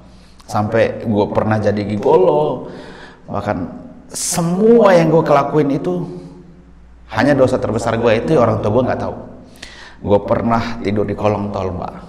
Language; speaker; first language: Indonesian; native; Indonesian